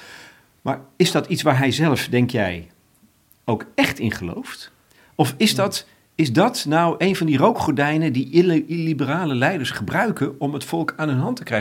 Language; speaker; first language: Dutch; native; Dutch